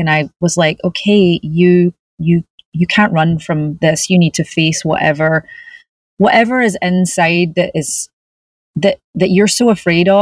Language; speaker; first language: English; native; English